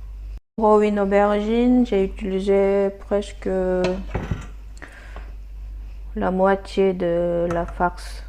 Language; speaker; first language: French; non-native, learner; Korean